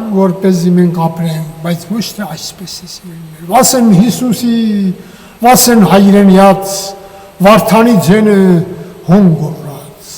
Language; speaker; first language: Armenian; native; Armenian